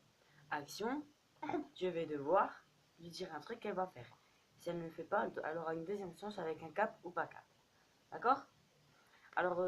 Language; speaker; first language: French; native; French